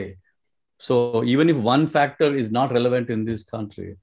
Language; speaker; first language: English; non-native, local second language; Telugu